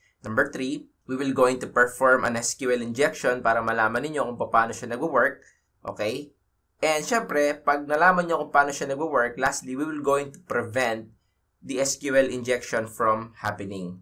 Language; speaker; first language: English; non-native, local second language; Filipino